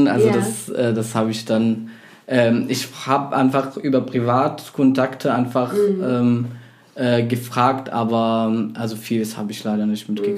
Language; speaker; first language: German; non-native, fluent; Arabic